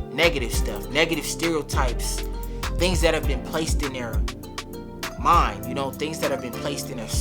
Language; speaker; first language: English; early bilingual, other home language; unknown